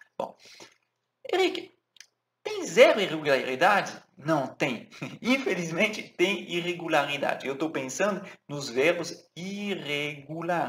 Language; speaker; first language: Portuguese; non-native, fluent; French